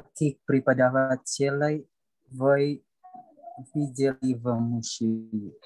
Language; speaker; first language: Russian; non-native, learner; Indonesian